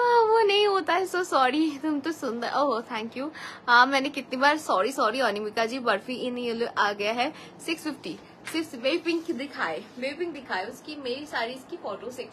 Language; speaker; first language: Hindi; non-native, local second language; Bangla